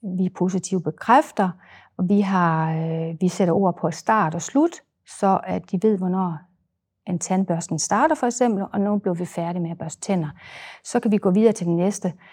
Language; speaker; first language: Danish; native; Danish